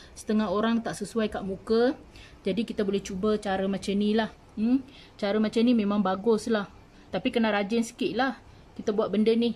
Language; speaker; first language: Malay; non-native, local second language; Tamil